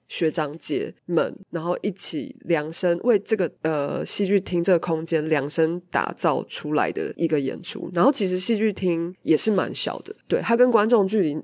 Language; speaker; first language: Chinese; native; Chinese